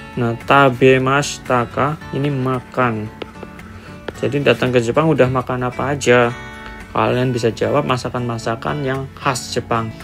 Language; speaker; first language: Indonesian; native; Indonesian